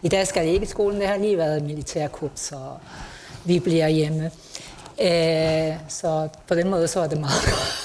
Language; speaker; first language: Danish; non-native, fluent; Spanish